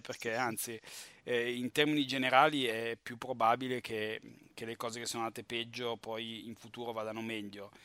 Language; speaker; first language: Italian; native; Italian